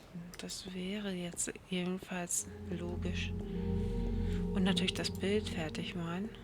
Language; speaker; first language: German; native; German